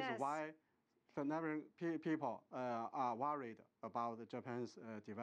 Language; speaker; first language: English; non-native, fluent; Chinese